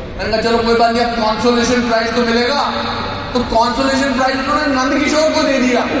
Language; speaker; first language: Hindi; native; Hindi